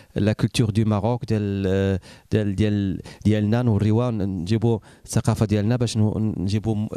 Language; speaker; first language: Arabic; early bilingual, heritage; Arabic